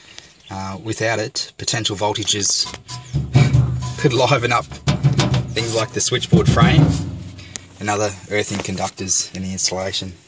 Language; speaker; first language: English; native; English